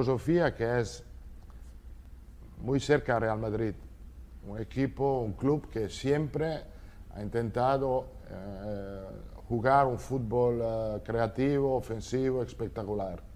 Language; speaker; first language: Spanish; non-native, fluent; Italian